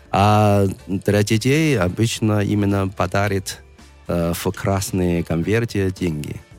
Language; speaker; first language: Russian; non-native, learner; Chinese